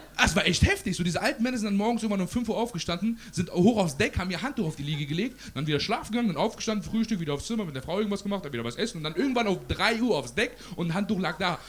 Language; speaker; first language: German; early bilingual, other home language; Persian